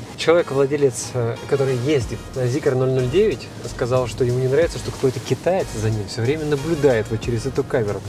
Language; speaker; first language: Russian; native; Russian